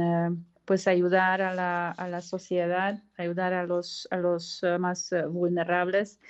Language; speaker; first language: Spanish; non-native, fluent; Hungarian